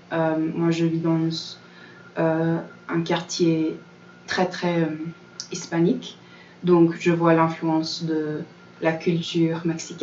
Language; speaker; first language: French; non-native, fluent; English